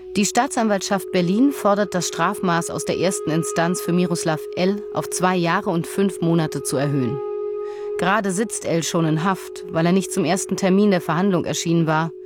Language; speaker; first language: German; native; German